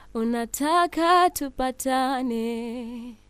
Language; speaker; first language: English; non-native, local second language; Swahili